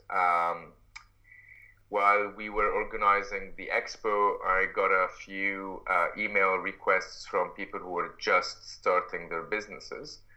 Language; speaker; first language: English; non-native, fluent; Arabic